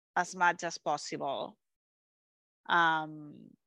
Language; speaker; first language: English; non-native, fluent; Spanish